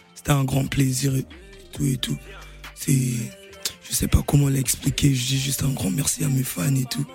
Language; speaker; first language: French; non-native, local second language; Lingala